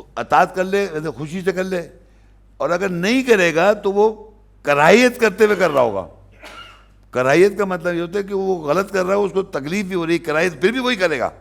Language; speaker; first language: Urdu; native; Urdu